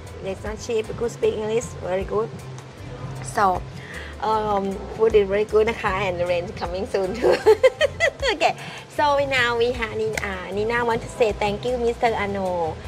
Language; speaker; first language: English; non-native, learner; Thai